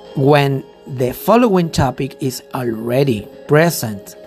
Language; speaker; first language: English; non-native, learner; Spanish